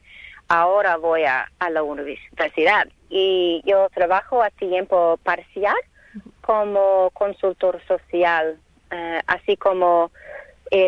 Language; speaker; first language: Spanish; non-native, learner; English